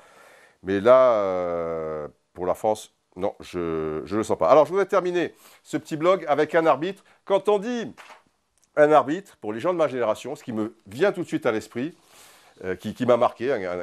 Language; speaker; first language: French; native; French